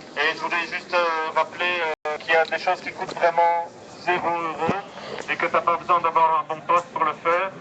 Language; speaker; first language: French; non-native, fluent; Spanish